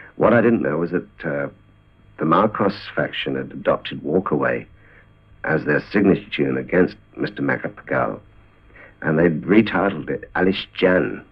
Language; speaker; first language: English; native; English